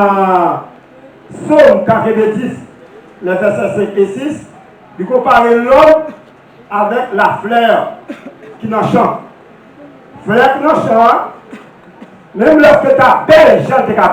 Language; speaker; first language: French; non-native, local second language; Haitian Creole